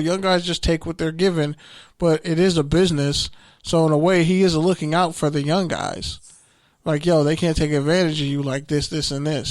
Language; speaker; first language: English; native; English